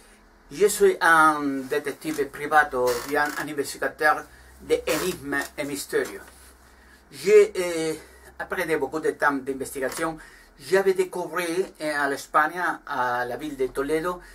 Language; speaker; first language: French; non-native, learner; Spanish